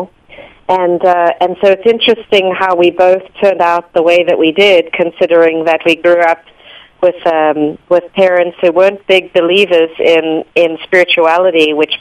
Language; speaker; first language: English; native; English